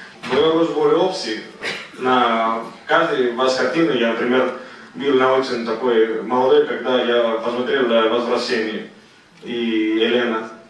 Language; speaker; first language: Russian; non-native, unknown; Greek